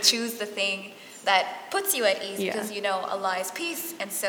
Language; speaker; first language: English; early bilingual, other home language; Arabic